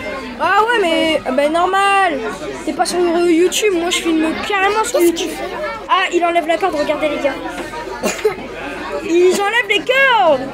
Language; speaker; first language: French; native; French